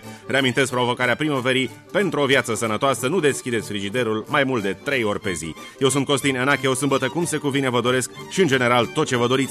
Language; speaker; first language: Romanian; native; Romanian